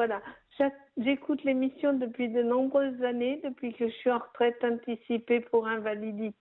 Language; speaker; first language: French; native; French